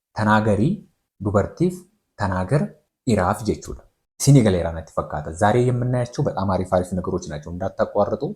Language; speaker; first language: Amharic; non-native, local second language; Oromo